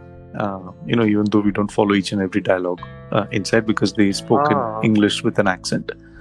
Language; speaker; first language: English; non-native, local second language; Tamil